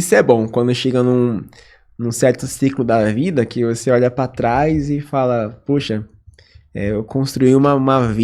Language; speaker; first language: Portuguese; native; Portuguese